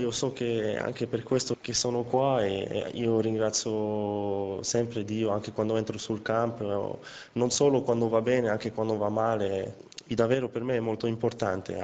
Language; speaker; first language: Italian; non-native, fluent; French